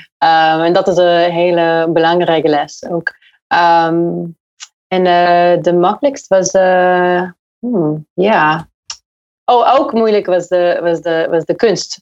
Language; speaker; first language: Dutch; non-native, learner; English